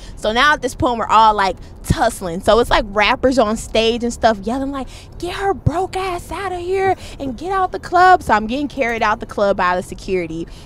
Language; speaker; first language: English; native; English